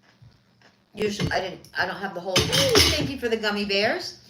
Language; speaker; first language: English; native; English